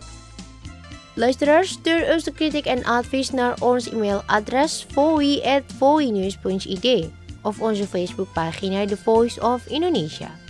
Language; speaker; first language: Dutch; non-native, fluent; Indonesian